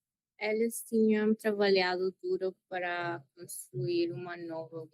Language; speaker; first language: Portuguese; non-native, learner; Spanish